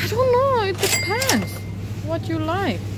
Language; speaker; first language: English; non-native, learner; Indonesian